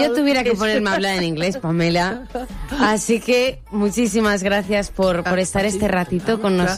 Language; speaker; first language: Spanish; native; Spanish